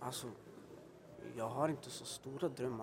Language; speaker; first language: Swedish; early bilingual, other home language; Albanian